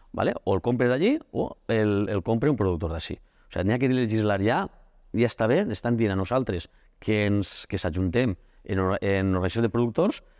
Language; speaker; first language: Catalan; native; Catalan